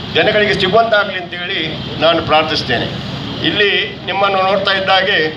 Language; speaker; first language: Kannada; non-native, local second language; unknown